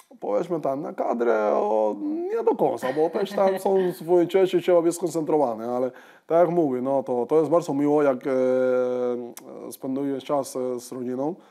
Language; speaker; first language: Polish; non-native, fluent; Spanish